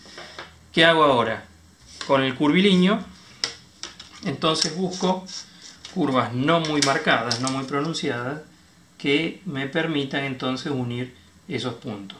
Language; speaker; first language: Spanish; native; Spanish